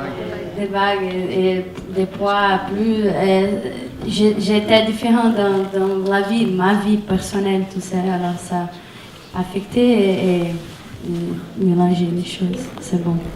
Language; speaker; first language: French; non-native, fluent; Portuguese